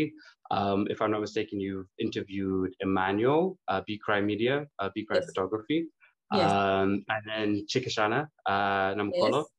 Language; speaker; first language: English; native; English